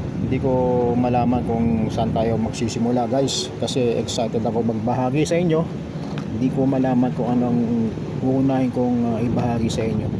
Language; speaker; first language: Filipino; non-native, local second language; Cebuano